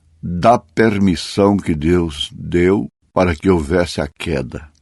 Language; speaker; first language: Portuguese; native; Portuguese